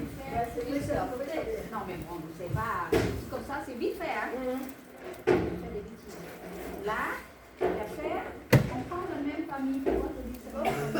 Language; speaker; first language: French; non-native, learner; Vietnamese